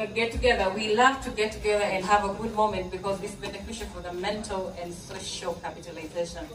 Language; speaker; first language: English; non-native, local second language; Swahili